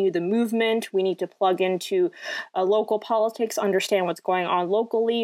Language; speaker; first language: English; non-native, local second language; Cantonese